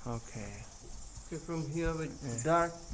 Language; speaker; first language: English; non-native, learner; Sasak